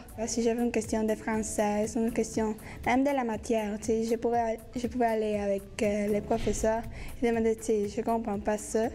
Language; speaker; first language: French; non-native, learner; Spanish